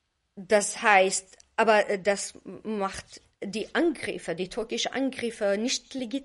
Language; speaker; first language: German; non-native, fluent; Arabic